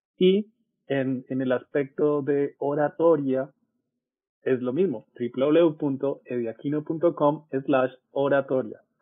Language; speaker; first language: Spanish; native; Spanish